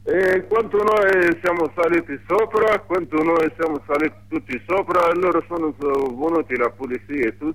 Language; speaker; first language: Italian; non-native, learner; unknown